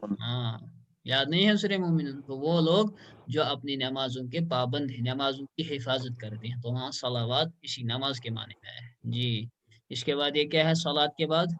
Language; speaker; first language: Urdu; non-native, local second language; Kashmiri